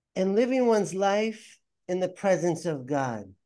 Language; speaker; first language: English; native; English